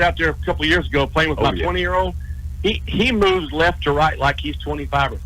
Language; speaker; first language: English; native; English